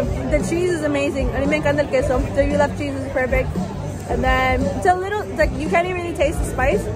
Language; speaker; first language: English; early bilingual, other home language; Spanish